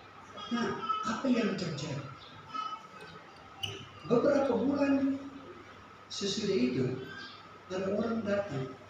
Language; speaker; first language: Indonesian; non-native, fluent; English